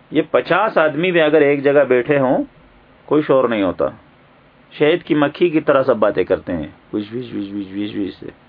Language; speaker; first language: Urdu; native; Urdu